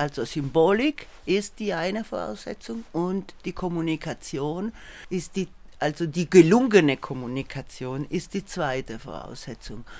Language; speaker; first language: German; non-native, fluent; Italian